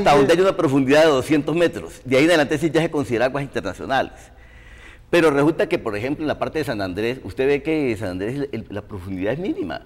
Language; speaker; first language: Spanish; native; Spanish